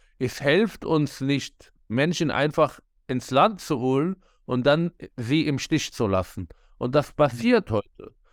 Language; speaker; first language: German; non-native, fluent; Arabic